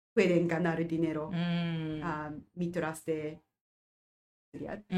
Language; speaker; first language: Spanish; non-native, learner; Japanese